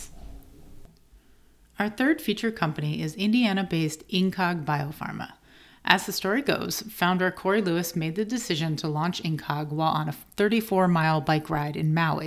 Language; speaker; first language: English; native; English